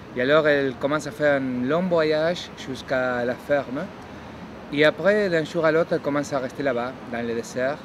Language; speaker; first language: French; non-native, fluent; Spanish